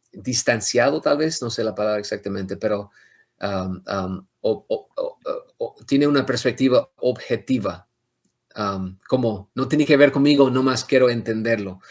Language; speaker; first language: Spanish; non-native, fluent; English